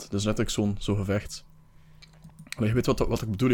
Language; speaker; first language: Dutch; native; Dutch